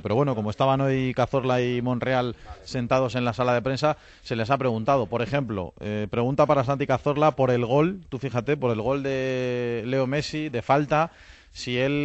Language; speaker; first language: Spanish; native; Spanish